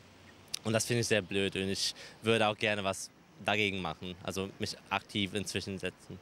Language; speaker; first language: German; early bilingual, other home language; Romanian